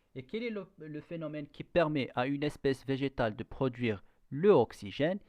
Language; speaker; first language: French; non-native, local second language; Arabic